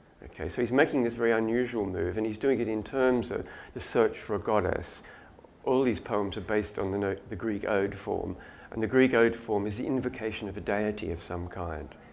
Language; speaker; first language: English; native; English